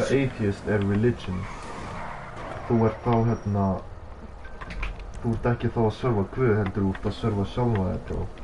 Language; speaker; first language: Icelandic; early bilingual, heritage; Icelandic